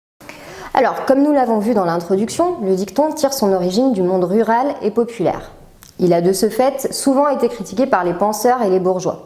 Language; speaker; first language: French; native; French